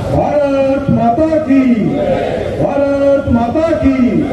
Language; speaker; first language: Hindi; non-native, local second language; Marathi